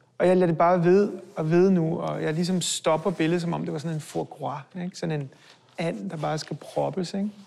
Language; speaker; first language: Danish; early bilingual, other home language; Hebrew